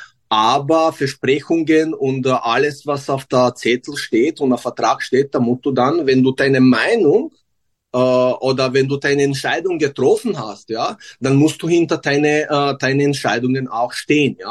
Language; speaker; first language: German; non-native, learner; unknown